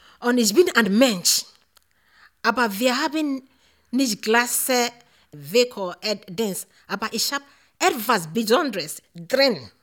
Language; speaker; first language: German; non-native, learner; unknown